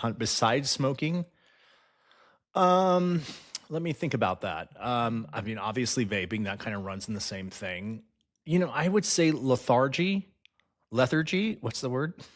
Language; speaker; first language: English; native; English